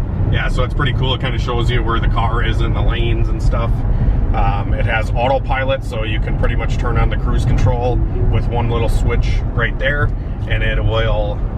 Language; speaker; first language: English; native; English